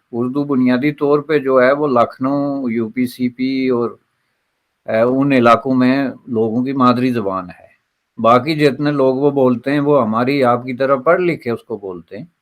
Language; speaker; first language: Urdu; non-native, local second language; Pahari-Potwari